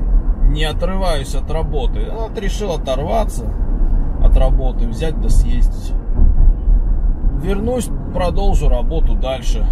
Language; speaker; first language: Russian; native; Russian